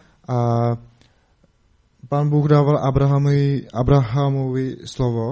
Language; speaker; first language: Czech; non-native, learner; Mongolian